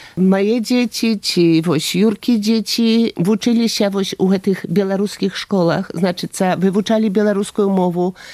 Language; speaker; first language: Belarusian; native; Belarusian